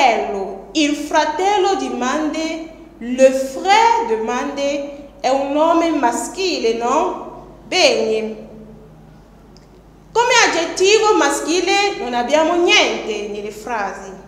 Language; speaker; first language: Italian; non-native, fluent; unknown